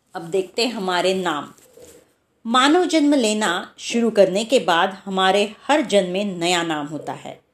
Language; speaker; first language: Hindi; non-native, local second language; Marathi